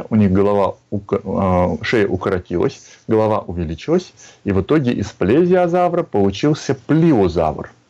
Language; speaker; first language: Russian; native; Russian